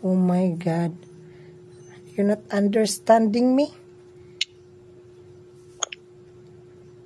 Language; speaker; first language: English; non-native, learner; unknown